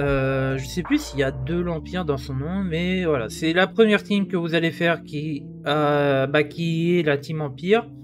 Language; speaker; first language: French; native; French